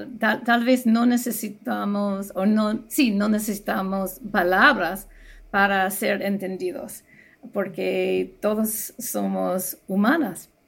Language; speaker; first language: Spanish; non-native, fluent; English